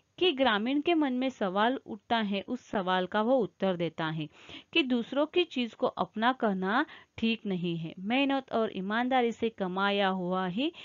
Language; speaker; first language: Hindi; non-native, local second language; Marathi